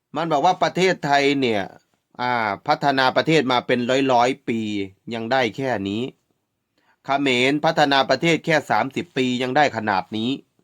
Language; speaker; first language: Thai; native; Thai